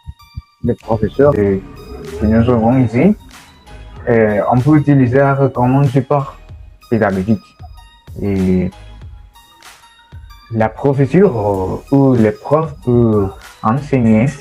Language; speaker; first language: French; non-native, learner; Spanish